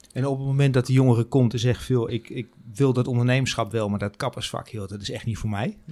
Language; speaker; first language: Dutch; native; Dutch